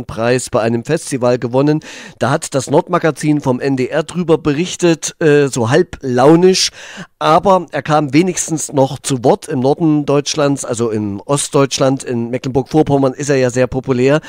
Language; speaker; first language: German; native; German